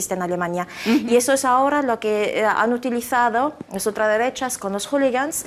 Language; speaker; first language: Spanish; non-native, fluent; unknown